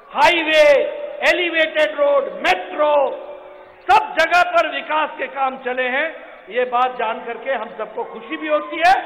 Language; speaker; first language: Hindi; native; Hindi